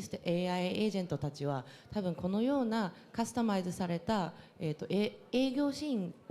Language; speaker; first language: Japanese; non-native, fluent; Chinese